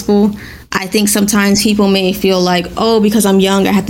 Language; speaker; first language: English; non-native, local second language; Yoruba